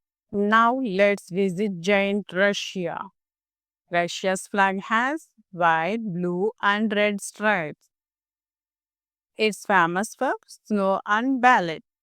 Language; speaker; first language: English; non-native, local second language; Telugu